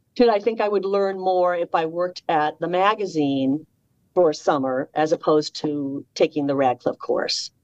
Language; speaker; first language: English; native; English